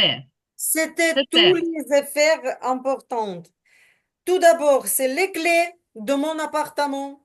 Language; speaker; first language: French; non-native, learner; Ukrainian